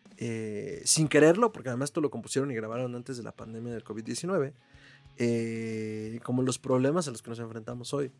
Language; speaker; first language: Spanish; native; Spanish